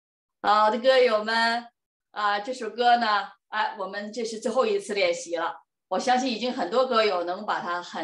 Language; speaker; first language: Chinese; native; Chinese